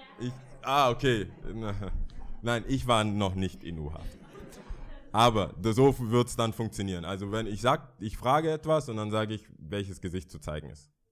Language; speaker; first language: German; early bilingual, other home language; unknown